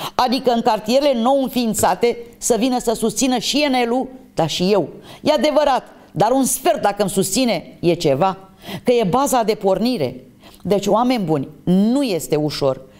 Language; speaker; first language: Romanian; native; Romanian